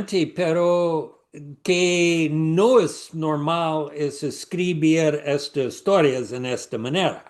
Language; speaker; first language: Spanish; non-native, learner; English